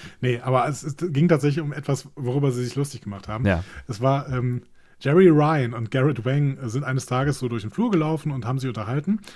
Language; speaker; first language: German; native; German